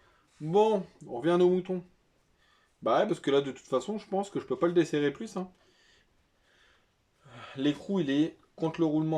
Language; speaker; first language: French; native; French